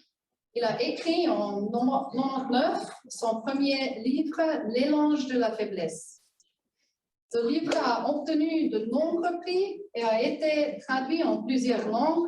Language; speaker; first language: French; non-native, fluent; German